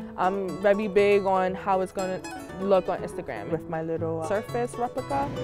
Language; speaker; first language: English; native; English